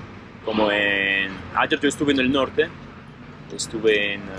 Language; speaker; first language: Spanish; non-native, learner; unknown